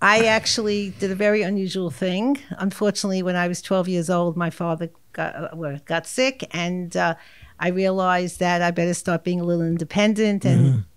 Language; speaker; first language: English; native; English